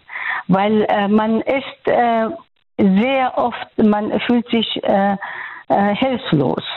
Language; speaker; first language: German; non-native, fluent; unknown